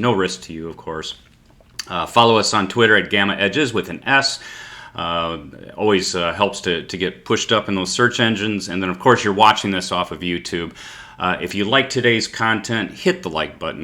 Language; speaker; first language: English; native; English